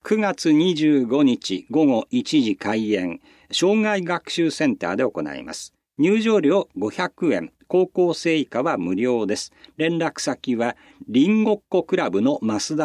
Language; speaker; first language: Japanese; native; Japanese